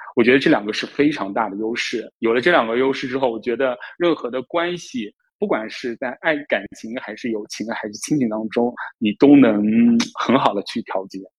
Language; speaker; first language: Chinese; native; Chinese